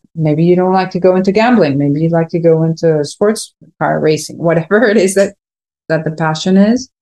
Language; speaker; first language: English; non-native, fluent; Spanish